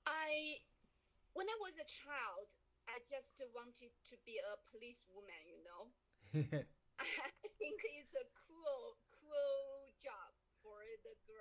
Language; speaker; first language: English; non-native, learner; Chinese